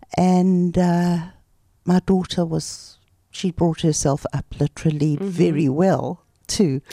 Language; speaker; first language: English; native; English